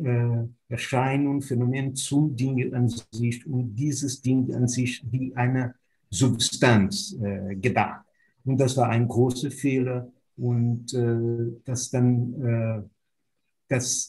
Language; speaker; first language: German; non-native, fluent; Portuguese